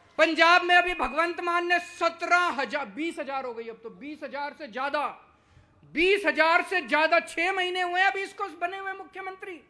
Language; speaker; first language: Hindi; native; Hindi